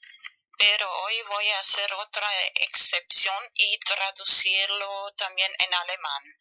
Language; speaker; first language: Spanish; non-native, fluent; German